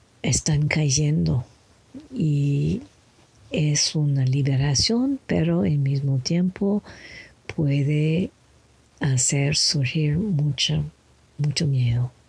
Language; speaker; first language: Spanish; non-native, learner; English